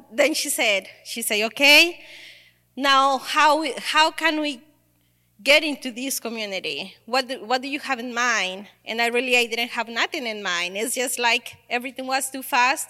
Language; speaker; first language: English; non-native, learner; Spanish